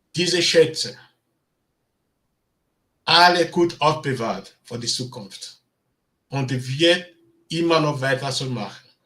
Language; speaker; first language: German; non-native, learner; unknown